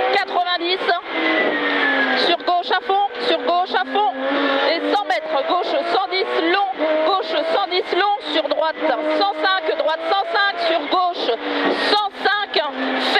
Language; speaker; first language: French; native; French